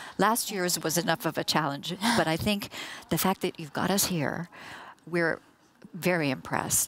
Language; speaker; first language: English; native; English